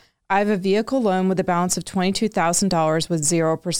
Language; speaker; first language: English; native; English